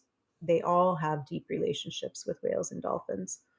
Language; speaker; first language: English; native; English